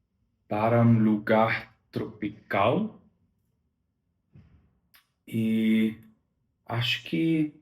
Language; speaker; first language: Portuguese; non-native, learner; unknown